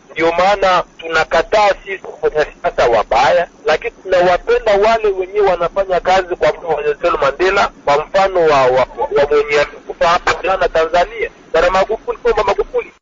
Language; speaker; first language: Swahili; native; Swahili